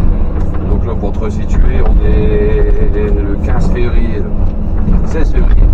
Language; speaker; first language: French; native; French